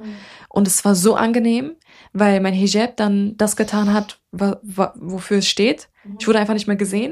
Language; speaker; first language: German; early bilingual, other home language; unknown